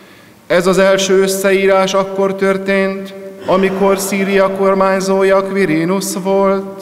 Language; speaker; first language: Hungarian; native; Hungarian